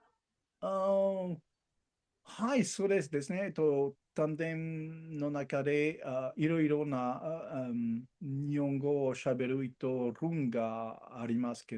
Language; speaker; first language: Japanese; non-native, learner; Spanish